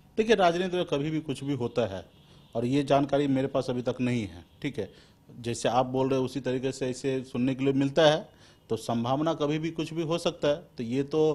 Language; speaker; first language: Hindi; native; Hindi